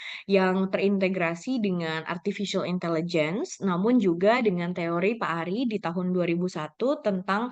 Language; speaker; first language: Indonesian; native; Indonesian